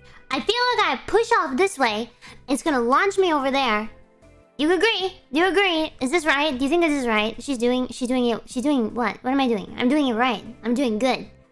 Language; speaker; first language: English; native; English